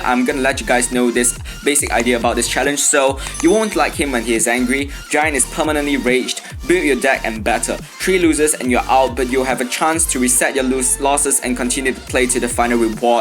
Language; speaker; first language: English; non-native, fluent; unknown